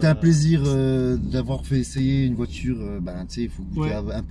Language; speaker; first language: French; native; French